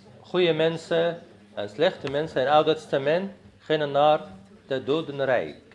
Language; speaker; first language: Dutch; non-native, fluent; Arabic